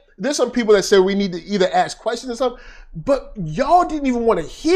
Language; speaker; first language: English; native; English